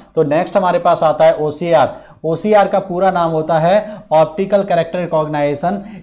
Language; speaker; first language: Hindi; native; Hindi